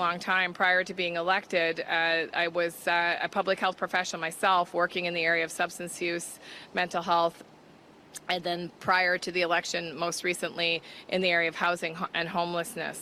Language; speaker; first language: English; native; English